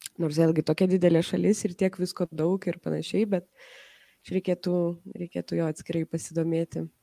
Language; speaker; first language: Lithuanian; early bilingual, heritage; Lithuanian